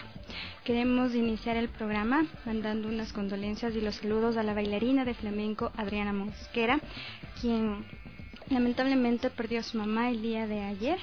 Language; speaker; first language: Spanish; native; Spanish